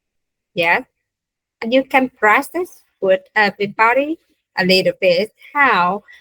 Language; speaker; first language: English; non-native, fluent; Vietnamese